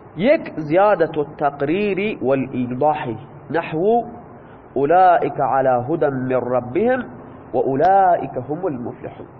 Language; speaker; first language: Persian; non-native, local second language; Baluchi